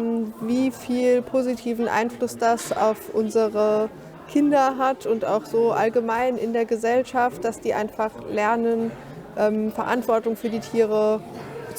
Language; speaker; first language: German; native; German